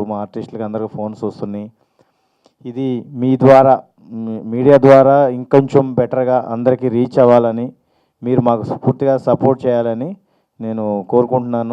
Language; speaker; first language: Telugu; native; Telugu